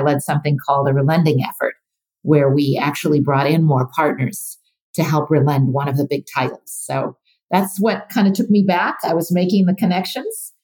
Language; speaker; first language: English; native; English